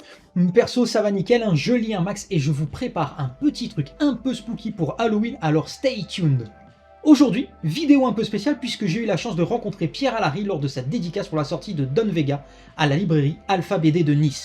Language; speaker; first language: French; native; French